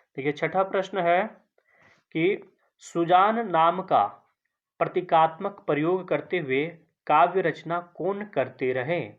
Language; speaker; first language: Hindi; native; Hindi